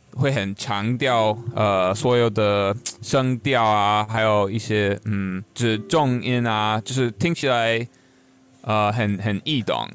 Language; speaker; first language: Chinese; non-native, fluent; English